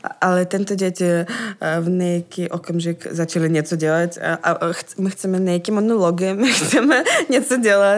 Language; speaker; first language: Czech; non-native, learner; Ukrainian